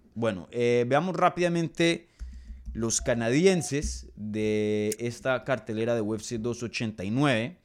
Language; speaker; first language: Spanish; native; Spanish